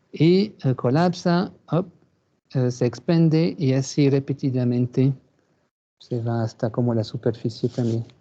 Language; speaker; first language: Spanish; non-native, fluent; French